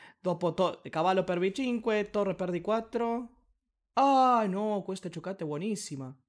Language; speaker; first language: Italian; non-native, learner; Spanish